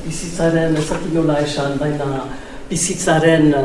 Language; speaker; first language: Basque; non-native, learner; English